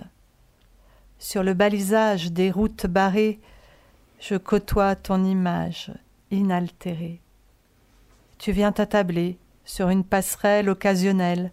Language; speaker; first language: French; early bilingual, other home language; Italian